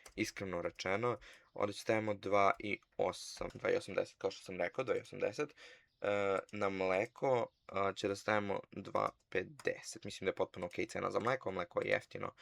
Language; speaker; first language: Bosnian; early bilingual, heritage; Bosnian